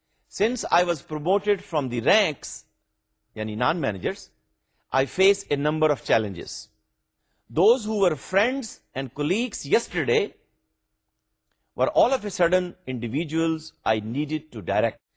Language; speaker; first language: English; non-native, local second language; Urdu